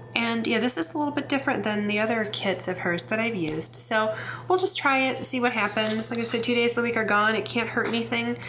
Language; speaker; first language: English; native; English